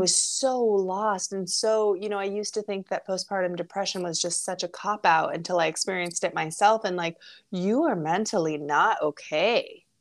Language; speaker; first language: English; native; English